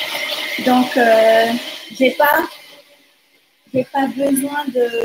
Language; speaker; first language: French; non-native, local second language; Lingala